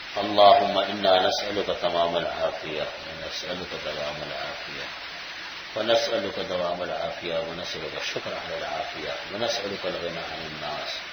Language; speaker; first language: Urdu; native; Urdu